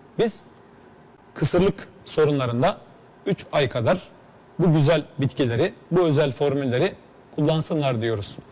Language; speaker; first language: Turkish; native; Turkish